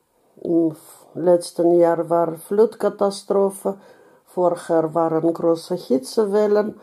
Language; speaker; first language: German; non-native, fluent; Russian